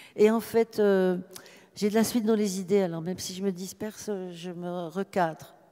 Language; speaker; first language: French; native; French